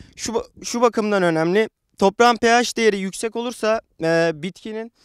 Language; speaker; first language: Turkish; native; Turkish